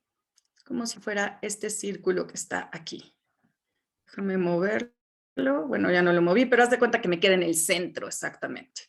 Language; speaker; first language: Spanish; native; Spanish